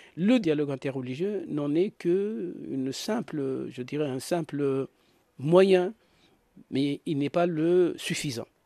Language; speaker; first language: French; native; French